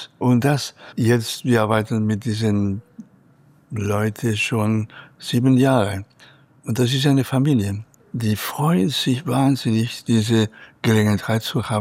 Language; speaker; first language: German; non-native, fluent; Catalan